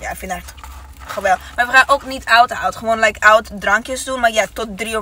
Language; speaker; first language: Dutch; non-native, learner; Italian